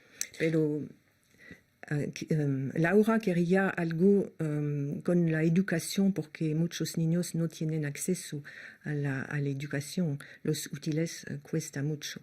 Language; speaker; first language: Spanish; non-native, fluent; French